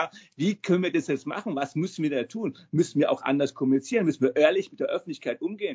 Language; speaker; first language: German; native; German